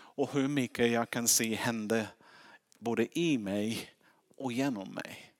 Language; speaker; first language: Swedish; non-native, fluent; English